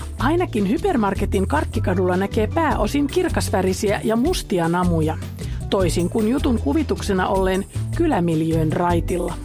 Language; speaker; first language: Finnish; native; Finnish